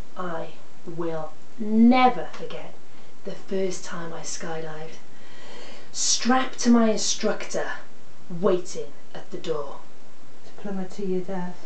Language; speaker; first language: English; native; English